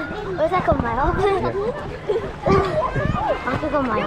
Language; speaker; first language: Norwegian; early bilingual, other home language; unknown